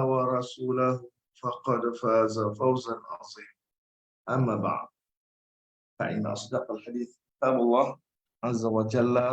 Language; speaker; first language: Arabic; non-native, fluent; Malay